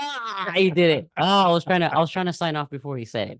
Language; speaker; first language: English; native; English